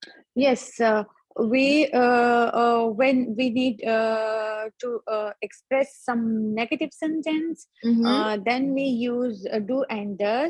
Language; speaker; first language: English; non-native, learner; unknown